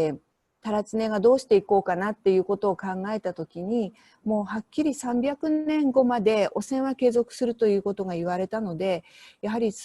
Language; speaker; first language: Japanese; native; Japanese